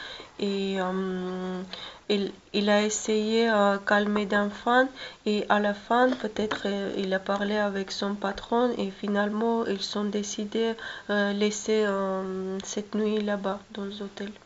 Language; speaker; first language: French; non-native, learner; Russian